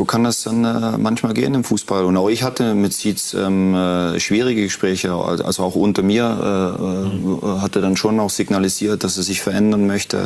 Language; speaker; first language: German; native; German